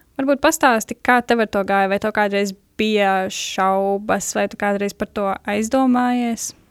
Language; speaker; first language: Latvian; native; Latvian